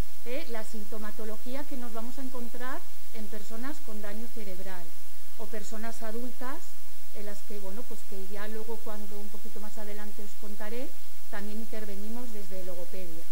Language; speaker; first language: Spanish; native; Spanish